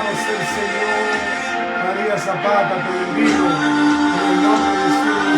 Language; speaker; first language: Spanish; native; Spanish